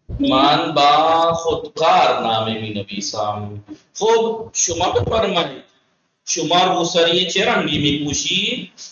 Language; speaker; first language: Persian; non-native, fluent; Urdu